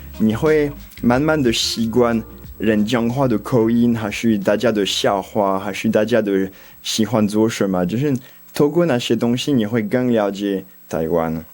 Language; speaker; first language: Chinese; non-native, fluent; French